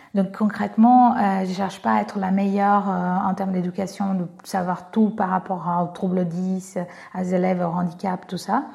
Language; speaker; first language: French; non-native, fluent; Portuguese